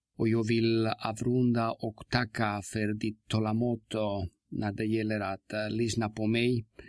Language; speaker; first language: Swedish; non-native, fluent; Spanish